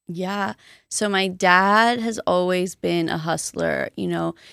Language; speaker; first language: English; native; English